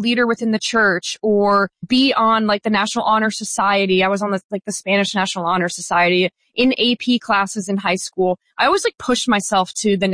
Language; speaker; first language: English; native; English